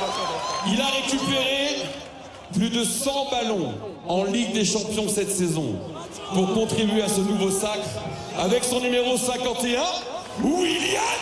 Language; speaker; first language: French; native; French